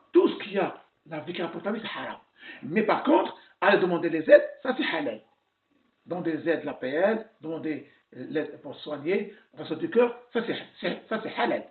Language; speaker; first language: French; non-native, local second language; Arabic